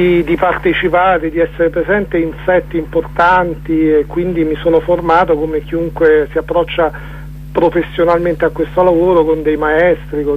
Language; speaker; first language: Italian; native; Italian